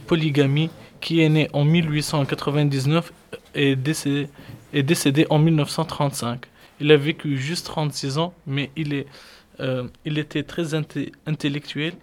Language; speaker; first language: French; non-native, local second language; Arabic